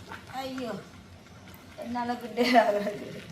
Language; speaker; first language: Tamil; native; Tamil